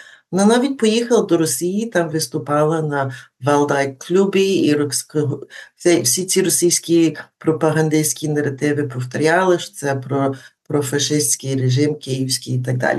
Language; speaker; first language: Ukrainian; early bilingual, heritage; Ukrainian